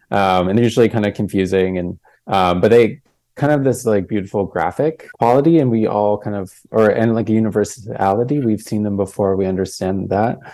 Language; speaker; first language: English; native; English